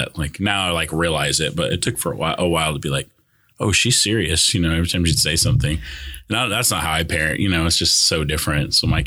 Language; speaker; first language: English; early bilingual, other home language; Spanish